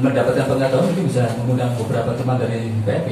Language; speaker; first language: Indonesian; native; Indonesian